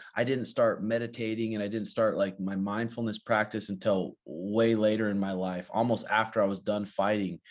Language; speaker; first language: English; native; English